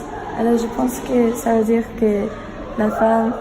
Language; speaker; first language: French; non-native, learner; English